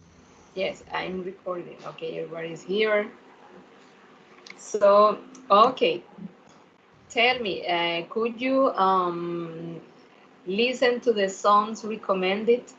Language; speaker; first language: English; non-native, fluent; Spanish